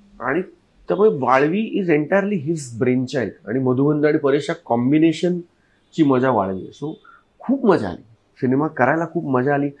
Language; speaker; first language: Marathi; native; Marathi